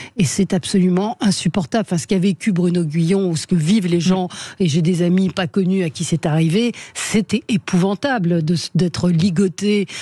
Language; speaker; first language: French; native; French